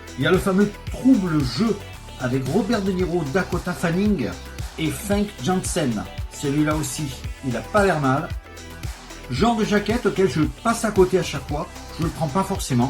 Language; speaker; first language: French; native; French